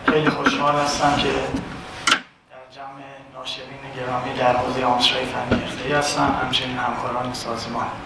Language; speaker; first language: Persian; native; Persian